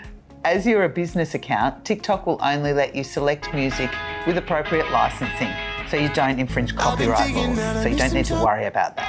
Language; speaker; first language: English; native; English